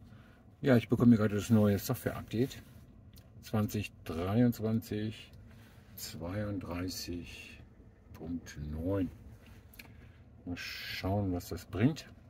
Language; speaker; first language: German; native; German